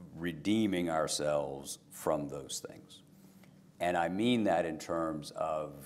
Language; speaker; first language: English; native; English